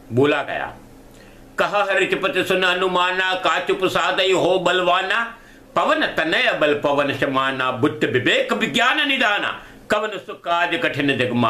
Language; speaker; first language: Hindi; non-native, local second language; Gujarati